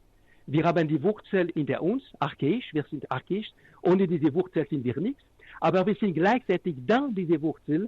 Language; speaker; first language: German; non-native, fluent; French